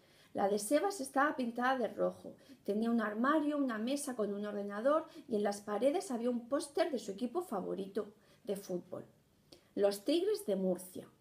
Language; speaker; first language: Spanish; native; Spanish